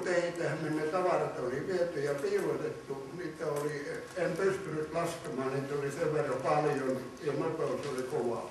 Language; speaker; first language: Finnish; native; Finnish